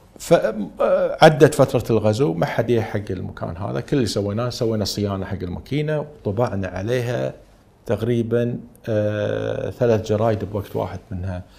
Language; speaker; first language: Arabic; native; Arabic